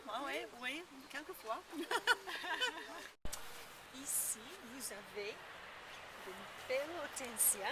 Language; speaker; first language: French; non-native, learner; English